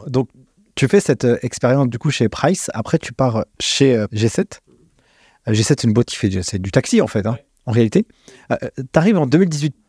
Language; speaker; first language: French; native; French